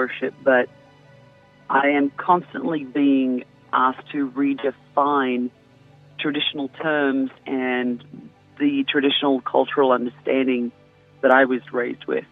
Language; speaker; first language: English; native; English